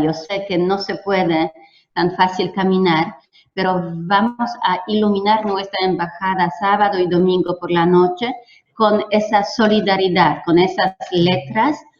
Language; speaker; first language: Spanish; non-native, fluent; Polish